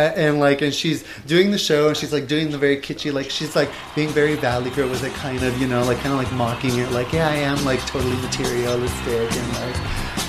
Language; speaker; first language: English; native; English